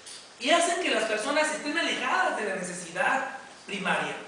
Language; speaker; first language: Spanish; native; Spanish